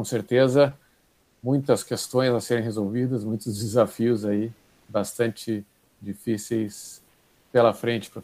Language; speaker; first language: Portuguese; native; Portuguese